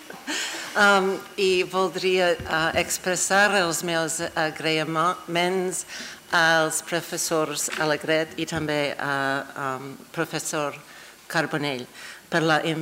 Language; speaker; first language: Catalan; non-native, fluent; English